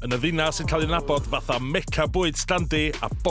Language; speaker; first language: Welsh; native; Welsh